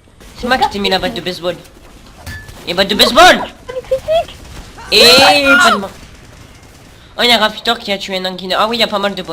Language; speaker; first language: French; native; French